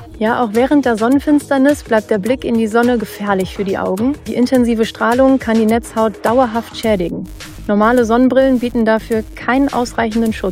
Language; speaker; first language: German; native; German